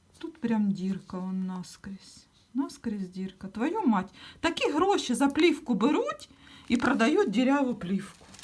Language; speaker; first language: Ukrainian; non-native, local second language; Russian